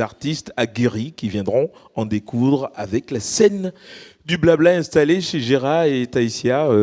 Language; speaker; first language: French; native; French